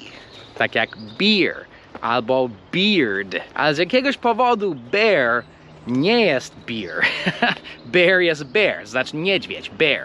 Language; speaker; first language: Polish; non-native, fluent; English